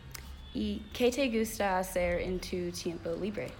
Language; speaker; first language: Spanish; non-native, learner; English